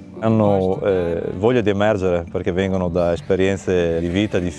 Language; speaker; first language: Italian; native; Italian